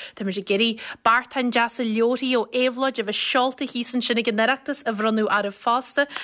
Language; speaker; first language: Irish; native; Irish